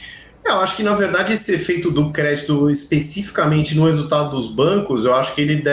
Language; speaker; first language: Portuguese; native; Portuguese